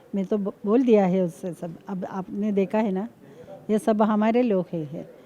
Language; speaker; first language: Hindi; non-native, local second language; Malayalam